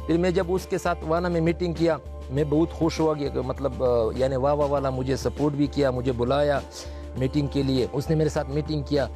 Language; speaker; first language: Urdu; non-native, local second language; Pashto